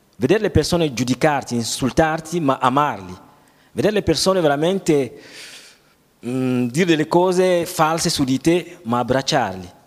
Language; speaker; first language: Italian; non-native, fluent; French